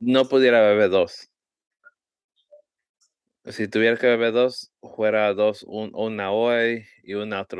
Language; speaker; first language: Spanish; early bilingual, heritage; Spanish